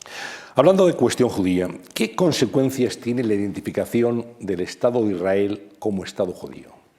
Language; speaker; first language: Spanish; native; Spanish